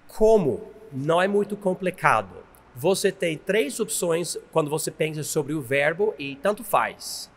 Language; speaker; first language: Portuguese; non-native, fluent; English